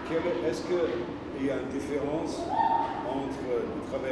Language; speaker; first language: French; non-native, fluent; English